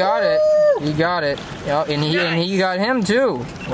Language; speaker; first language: English; native; English